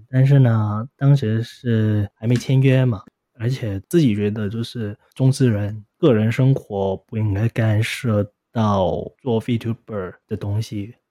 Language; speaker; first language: Chinese; non-native, local second language; Cantonese